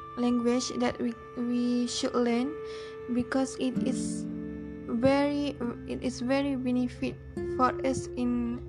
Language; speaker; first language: English; non-native, learner; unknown